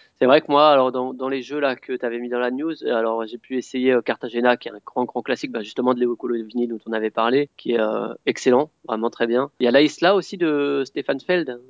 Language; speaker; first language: French; native; French